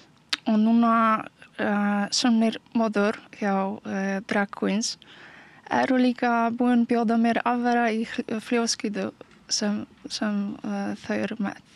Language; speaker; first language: Icelandic; non-native, learner; Polish